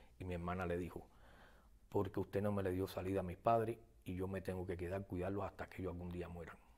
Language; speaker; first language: Spanish; native; Spanish